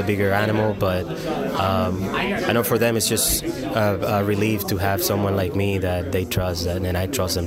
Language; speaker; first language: English; non-native, fluent; Spanish